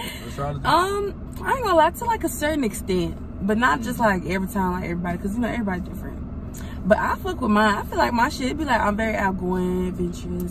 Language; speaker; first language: English; native; English